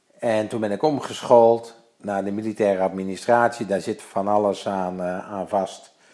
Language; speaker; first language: Dutch; native; Dutch